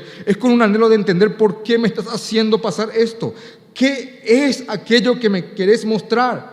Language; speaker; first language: Spanish; native; Spanish